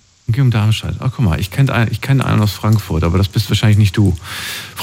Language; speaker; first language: German; native; German